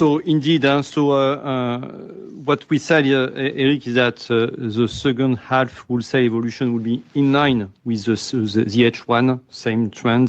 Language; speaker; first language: English; non-native, fluent; French